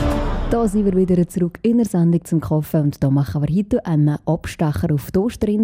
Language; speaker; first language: German; native; German